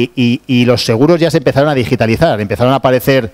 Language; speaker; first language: Spanish; native; Spanish